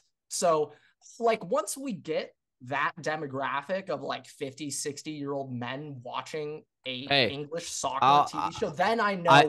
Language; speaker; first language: English; native; English